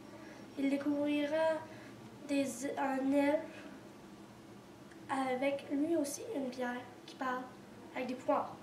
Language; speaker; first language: French; native; French